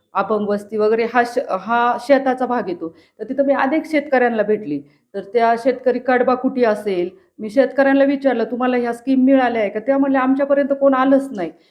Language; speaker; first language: Marathi; native; Marathi